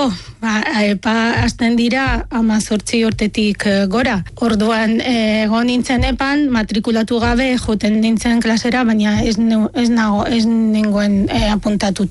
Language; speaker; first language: Basque; non-native, fluent; Arabic